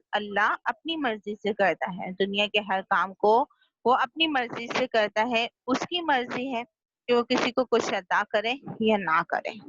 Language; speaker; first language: Urdu; native; Urdu